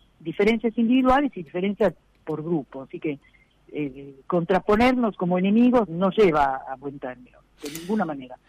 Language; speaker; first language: Spanish; non-native, fluent; Italian